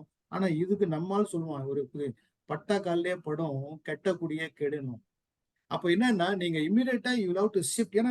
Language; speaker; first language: Tamil; native; Tamil